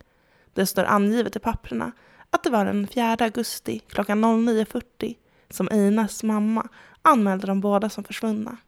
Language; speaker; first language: Swedish; native; Swedish